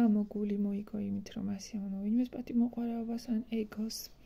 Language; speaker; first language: English; non-native, fluent; Georgian